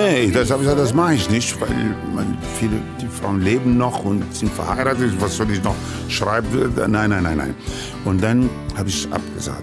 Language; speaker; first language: German; non-native, fluent; Spanish